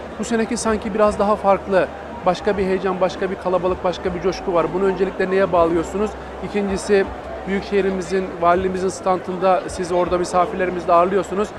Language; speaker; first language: Turkish; native; Turkish